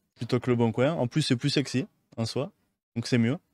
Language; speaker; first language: French; native; French